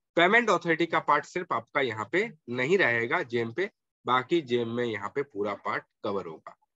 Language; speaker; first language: Hindi; non-native, local second language; Marathi